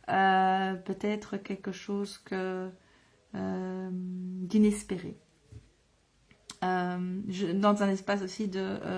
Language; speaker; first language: French; native; French